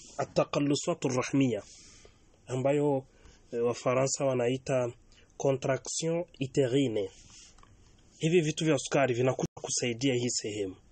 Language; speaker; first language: Swahili; native; Swahili